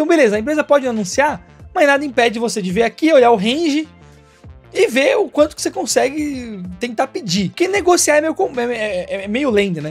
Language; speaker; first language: Portuguese; native; Portuguese